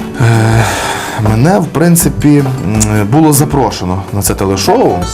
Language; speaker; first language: Ukrainian; native; Ukrainian